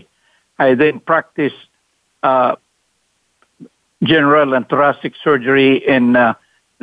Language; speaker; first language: English; non-native, local second language; Cebuano